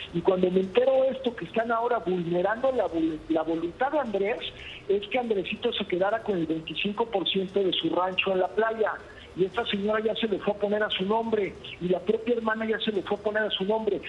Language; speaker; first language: Spanish; native; Spanish